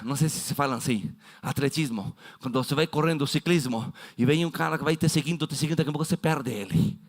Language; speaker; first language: Portuguese; non-native, fluent; Spanish